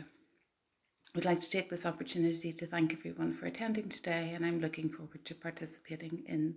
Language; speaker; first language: English; native; English